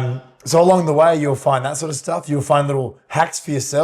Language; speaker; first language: English; native; English